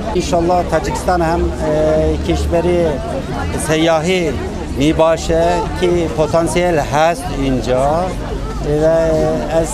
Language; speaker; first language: Persian; non-native, fluent; Turkish